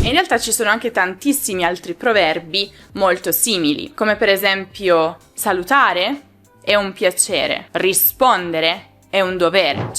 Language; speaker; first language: Italian; native; Italian